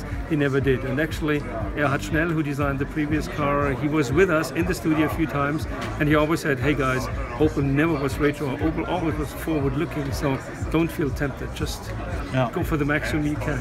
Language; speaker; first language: English; non-native, fluent; German